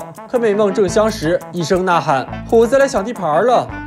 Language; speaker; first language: Chinese; native; Chinese